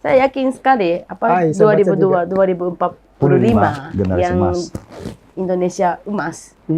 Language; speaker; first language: Indonesian; non-native, fluent; Japanese